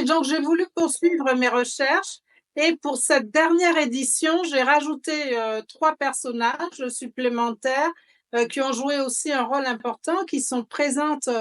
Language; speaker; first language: French; native; French